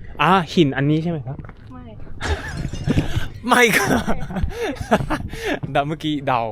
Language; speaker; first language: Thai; non-native, fluent; Korean